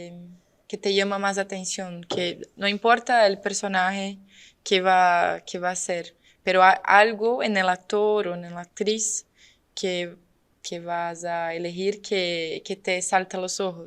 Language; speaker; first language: Spanish; non-native, fluent; Portuguese